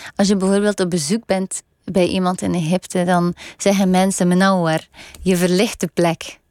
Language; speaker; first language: Dutch; native; Dutch